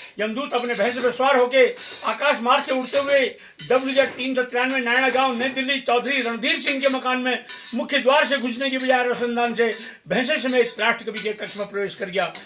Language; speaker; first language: Hindi; native; Hindi